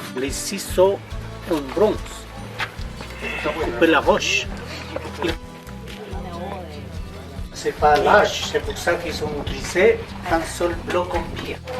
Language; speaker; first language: French; non-native, fluent; Spanish